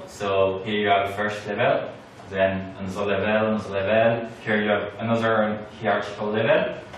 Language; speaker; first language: English; non-native, fluent; French